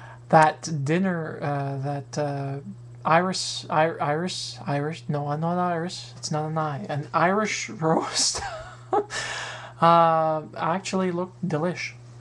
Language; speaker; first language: English; native; English